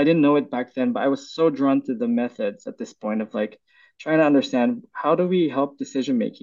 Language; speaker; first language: English; non-native, local second language; Filipino